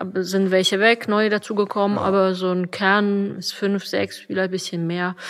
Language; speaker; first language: German; non-native, fluent; Polish